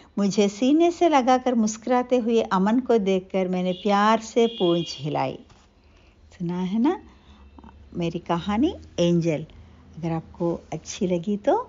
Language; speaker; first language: Hindi; non-native, local second language; Telugu